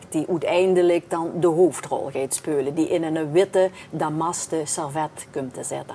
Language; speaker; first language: Dutch; native; Dutch